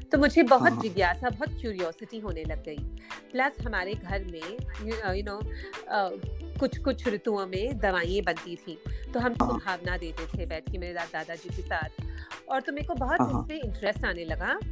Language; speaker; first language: Hindi; non-native, local second language; Gujarati